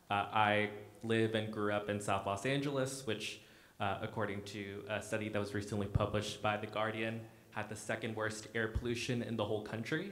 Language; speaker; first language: English; native; English